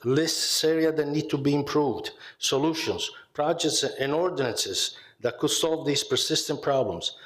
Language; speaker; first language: English; non-native, fluent; Italian